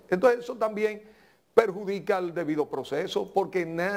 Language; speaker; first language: Spanish; native; Spanish